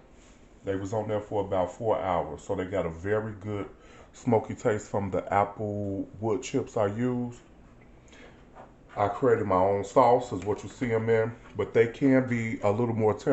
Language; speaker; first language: English; native; English